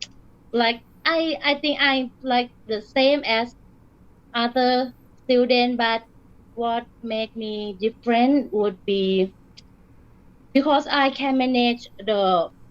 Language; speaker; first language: English; non-native, learner; Thai